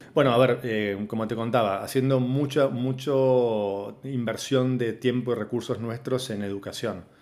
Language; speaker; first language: Spanish; native; Spanish